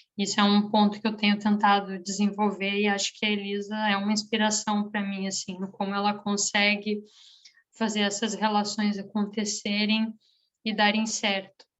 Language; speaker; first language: Portuguese; native; Portuguese